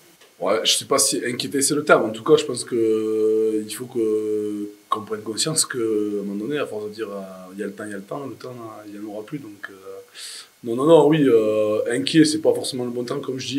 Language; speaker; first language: French; native; French